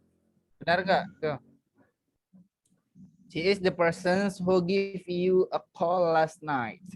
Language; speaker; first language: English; non-native, fluent; Indonesian